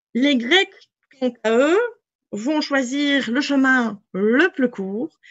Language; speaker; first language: French; native; French